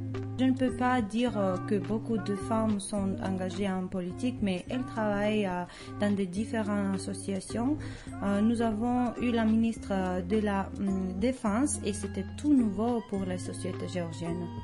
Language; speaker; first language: French; non-native, learner; Georgian